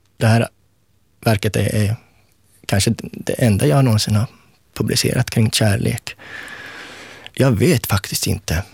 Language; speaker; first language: Swedish; native; Swedish